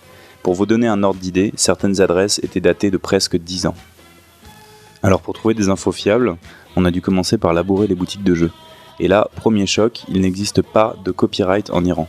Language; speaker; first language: French; native; French